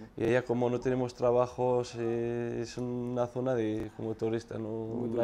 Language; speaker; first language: Spanish; non-native, fluent; Arabic